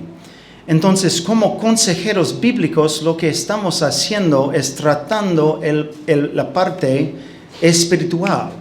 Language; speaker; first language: Spanish; non-native, fluent; English